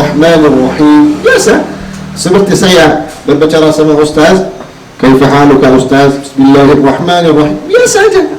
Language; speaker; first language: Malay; non-native, learner; Arabic